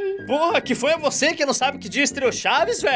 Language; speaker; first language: Portuguese; native; Portuguese